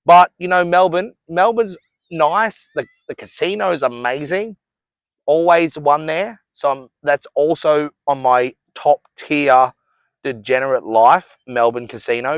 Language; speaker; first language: English; native; English